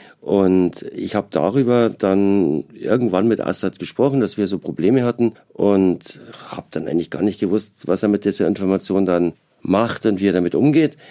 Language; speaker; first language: German; native; German